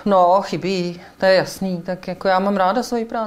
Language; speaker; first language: Czech; native; Czech